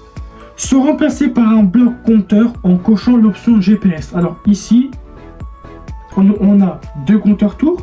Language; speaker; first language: French; native; French